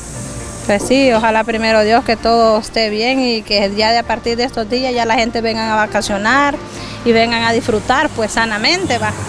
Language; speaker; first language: Spanish; native; Spanish